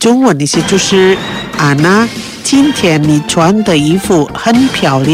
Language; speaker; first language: Chinese; non-native, fluent; Indonesian